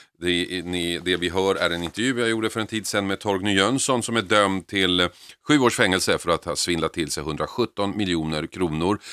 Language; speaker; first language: Swedish; native; Swedish